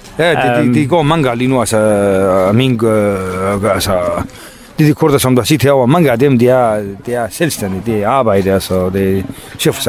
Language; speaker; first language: Danish; non-native, learner; Kurdish